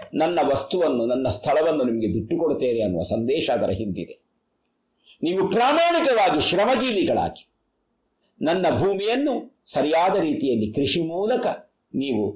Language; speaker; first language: Kannada; non-native, local second language; Tulu